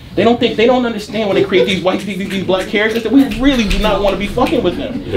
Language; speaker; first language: English; native; English